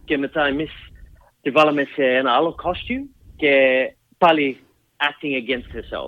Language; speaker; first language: Greek; early bilingual, heritage; Greek